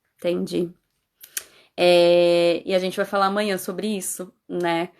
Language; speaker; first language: Portuguese; native; Portuguese